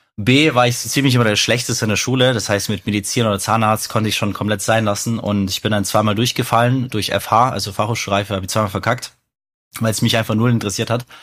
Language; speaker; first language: German; early bilingual, other home language; Russian